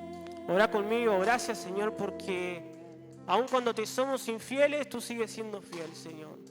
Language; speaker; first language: Spanish; native; Spanish